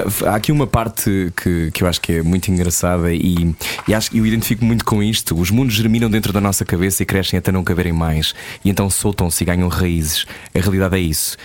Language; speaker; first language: Portuguese; native; Portuguese